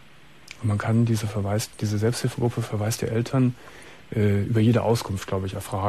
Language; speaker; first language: German; native; German